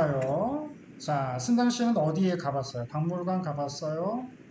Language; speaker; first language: Korean; native; Korean